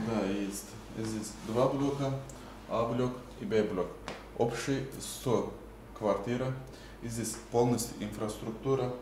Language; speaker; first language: Russian; non-native, learner; Turkish